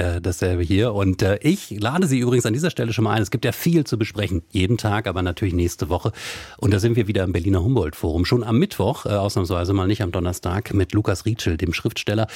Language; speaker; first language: German; native; German